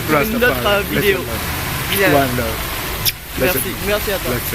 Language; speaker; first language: French; native; French